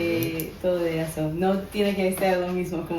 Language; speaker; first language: Spanish; non-native, learner; English